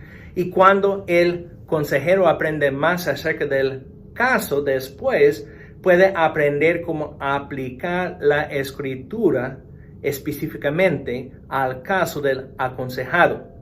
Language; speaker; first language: Spanish; non-native, fluent; English